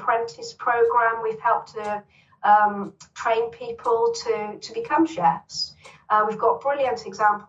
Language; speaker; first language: English; native; English